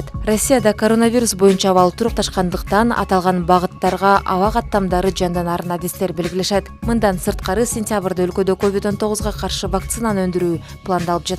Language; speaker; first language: Kyrgyz; native; Kyrgyz